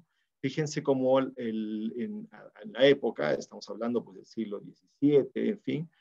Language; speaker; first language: Spanish; native; Spanish